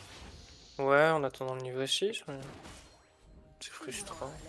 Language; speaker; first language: French; native; French